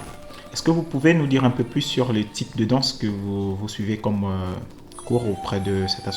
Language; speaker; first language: French; native; French